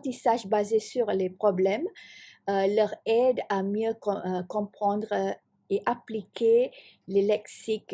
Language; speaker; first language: French; non-native, fluent; Malay